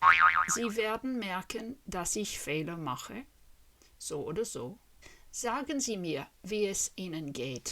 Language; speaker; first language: German; non-native, fluent; English